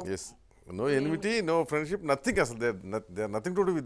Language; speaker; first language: Telugu; native; Telugu